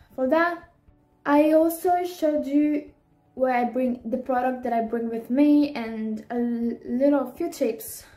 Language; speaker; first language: English; non-native, fluent; Italian